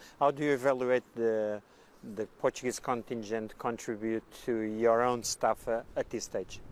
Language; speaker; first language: English; non-native, fluent; Portuguese